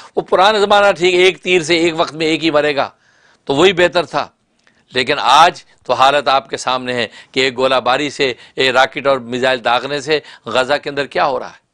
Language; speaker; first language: Urdu; non-native, local second language; Punjabi